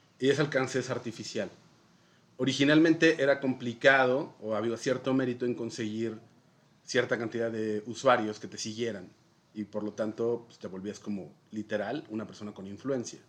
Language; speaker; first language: Spanish; native; Spanish